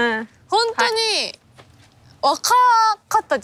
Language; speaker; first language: Japanese; non-native, fluent; Korean